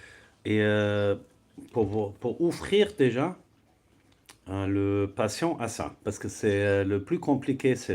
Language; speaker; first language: French; non-native, fluent; German